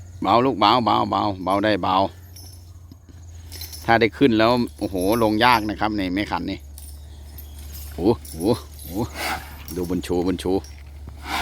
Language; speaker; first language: Thai; native; Thai